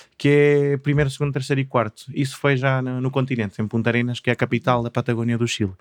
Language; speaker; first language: Portuguese; non-native, fluent; Spanish